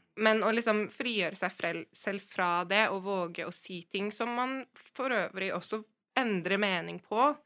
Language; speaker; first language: Norwegian; native; Norwegian